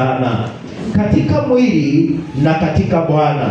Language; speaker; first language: Swahili; non-native, local second language; Kikuyu